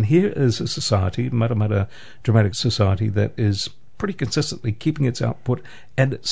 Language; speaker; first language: English; native; English